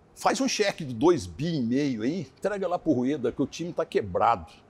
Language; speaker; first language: Portuguese; native; Portuguese